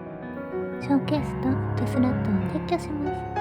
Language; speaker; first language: Japanese; native; Japanese